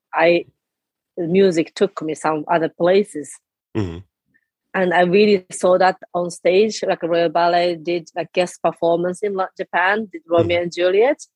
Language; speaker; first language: English; non-native, fluent; Japanese